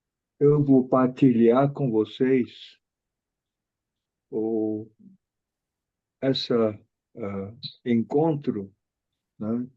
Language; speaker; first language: Portuguese; non-native, fluent; Chinese